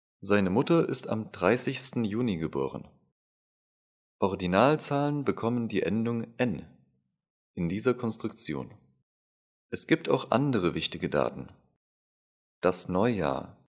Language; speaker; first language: German; non-native, fluent; Russian